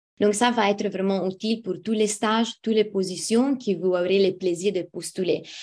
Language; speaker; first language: French; non-native, fluent; Italian